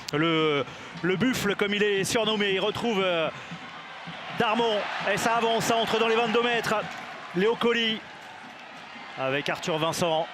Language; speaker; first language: French; native; French